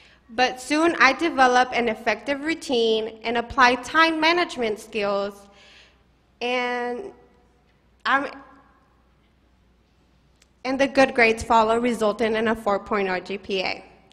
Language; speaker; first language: English; early bilingual, other home language; Spanish